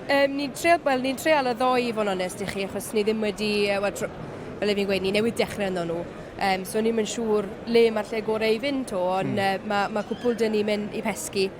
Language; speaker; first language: Welsh; native; Welsh